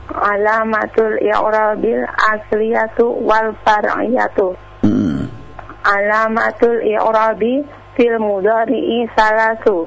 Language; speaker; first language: Arabic; non-native, learner; Indonesian